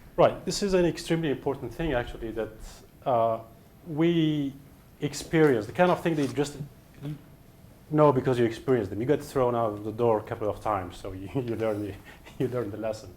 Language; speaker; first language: English; non-native, fluent; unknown